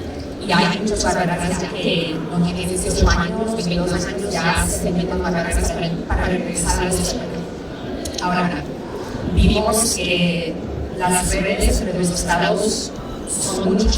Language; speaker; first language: Spanish; early bilingual, heritage; Spanish